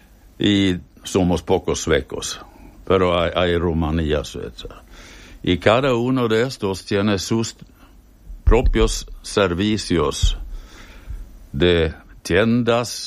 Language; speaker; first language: Spanish; non-native, fluent; Swedish